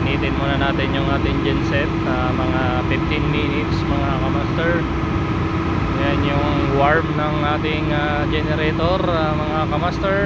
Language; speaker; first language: Filipino; native; Filipino